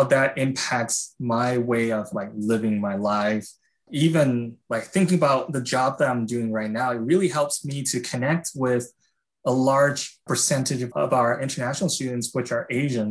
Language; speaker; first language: English; non-native, fluent; Chinese